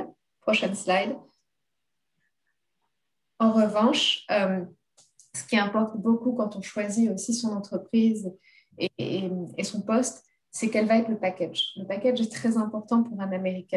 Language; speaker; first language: French; native; French